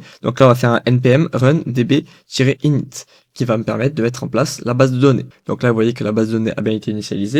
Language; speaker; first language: French; native; French